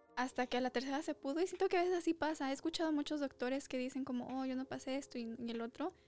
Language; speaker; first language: Spanish; early bilingual, other home language; English